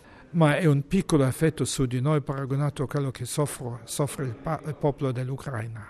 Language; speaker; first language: Italian; non-native, fluent; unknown